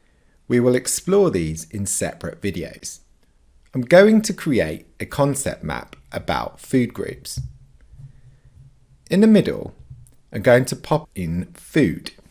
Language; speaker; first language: English; native; English